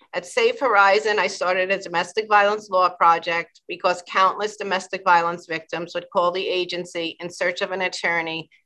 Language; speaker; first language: English; native; English